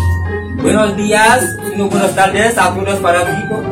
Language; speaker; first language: Spanish; non-native, learner; Haitian Creole